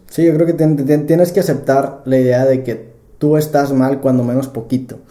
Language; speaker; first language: Spanish; native; Spanish